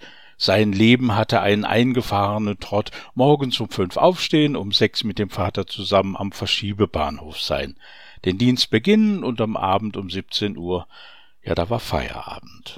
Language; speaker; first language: German; native; German